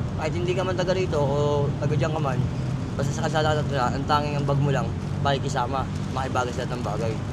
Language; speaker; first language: Filipino; non-native, local second language; Cebuano